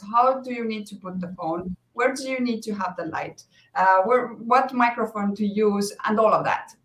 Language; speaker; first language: English; non-native, fluent; Estonian